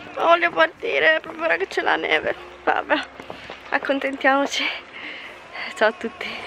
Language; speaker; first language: Italian; native; Italian